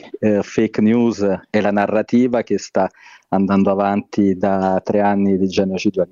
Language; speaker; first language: Italian; native; Italian